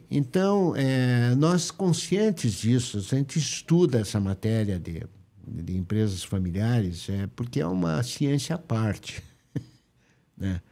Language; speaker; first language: Portuguese; native; Portuguese